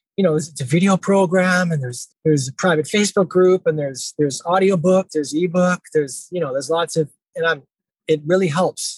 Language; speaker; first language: English; native; English